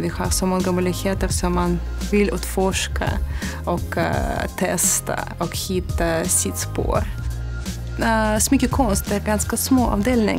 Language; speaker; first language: Swedish; non-native, fluent; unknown